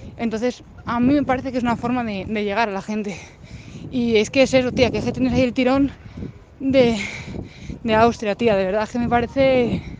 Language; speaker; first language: Spanish; native; Spanish